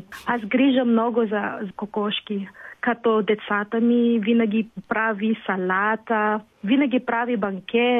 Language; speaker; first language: Bulgarian; non-native, learner; Filipino